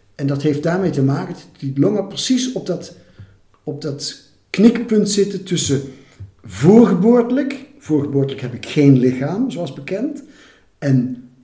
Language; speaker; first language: Dutch; native; Dutch